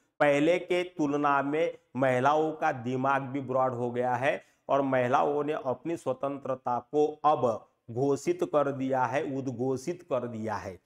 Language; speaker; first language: Hindi; non-native, local second language; Marathi